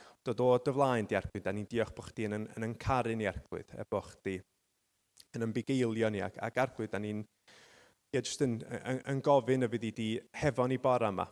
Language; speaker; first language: Welsh; native; Welsh